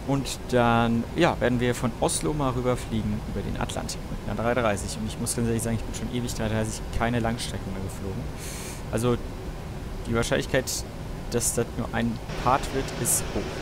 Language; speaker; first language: German; native; German